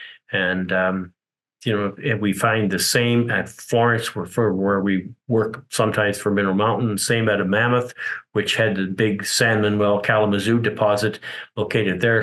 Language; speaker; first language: English; native; English